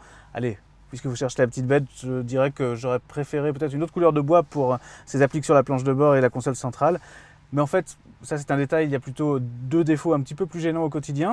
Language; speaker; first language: French; native; French